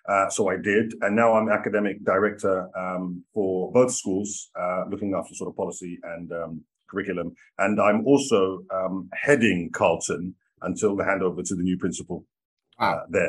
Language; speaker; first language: English; native; English